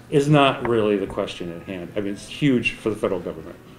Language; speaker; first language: English; native; English